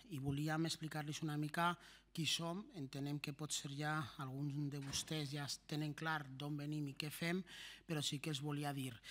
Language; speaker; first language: Catalan; non-native, local second language; Spanish